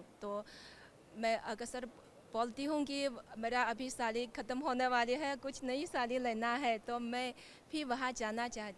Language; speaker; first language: Hindi; non-native, fluent; Chinese